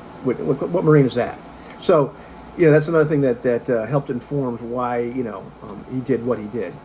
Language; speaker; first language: English; native; English